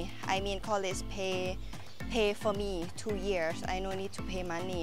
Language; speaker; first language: English; non-native, learner; Thai